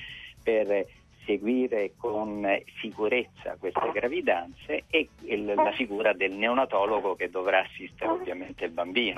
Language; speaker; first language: Italian; native; Italian